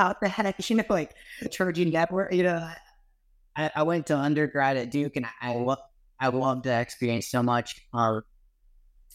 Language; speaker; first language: English; native; English